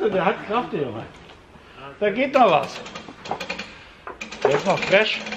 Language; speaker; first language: German; native; German